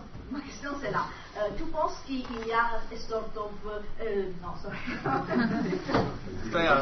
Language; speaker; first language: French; non-native, learner; Italian